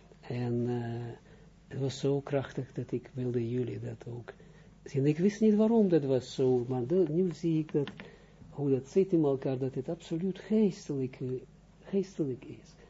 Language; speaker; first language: Dutch; non-native, fluent; Russian